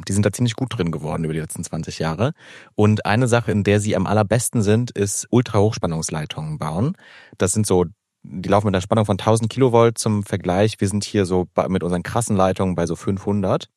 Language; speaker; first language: German; native; German